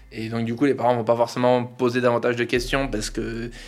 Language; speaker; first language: French; native; French